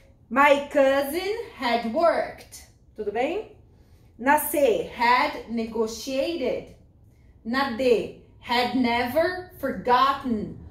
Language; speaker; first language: English; non-native, fluent; Portuguese